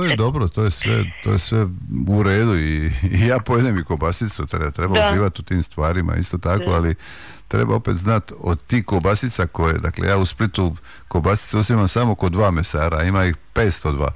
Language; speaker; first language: Croatian; native; Croatian